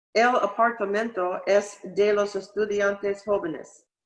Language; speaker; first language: Spanish; non-native, learner; English